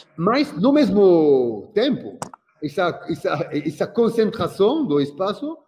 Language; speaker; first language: Portuguese; non-native, fluent; French